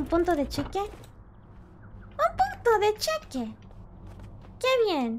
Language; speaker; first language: Spanish; non-native, learner; English